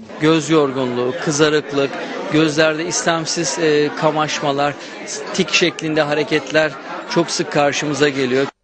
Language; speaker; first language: Turkish; native; Turkish